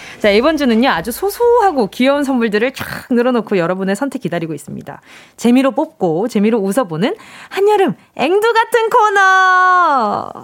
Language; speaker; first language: Korean; native; Korean